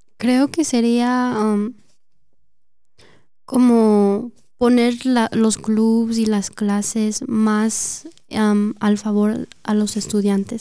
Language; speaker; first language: Spanish; early bilingual, heritage; Spanish